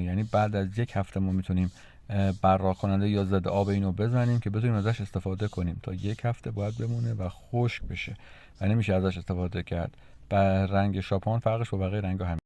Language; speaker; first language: Persian; native; Persian